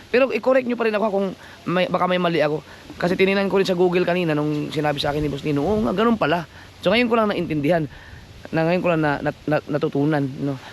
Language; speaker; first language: Filipino; non-native, local second language; Cebuano